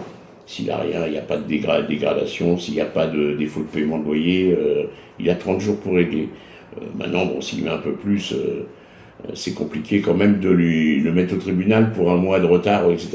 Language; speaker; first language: French; native; French